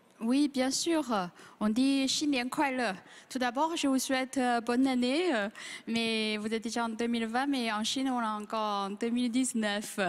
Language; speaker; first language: French; non-native, fluent; Chinese